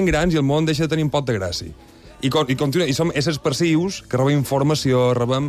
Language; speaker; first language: Catalan; native; Catalan